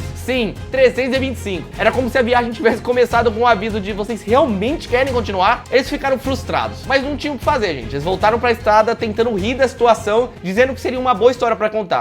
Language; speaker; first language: Portuguese; native; Portuguese